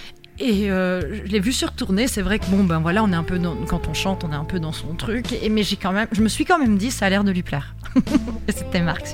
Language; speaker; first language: French; native; French